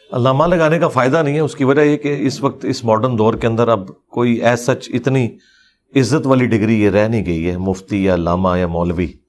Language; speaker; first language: Urdu; non-native, local second language; Punjabi